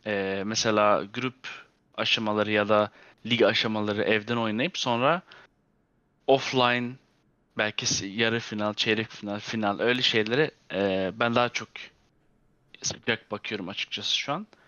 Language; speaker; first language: Turkish; early bilingual, heritage; Turkish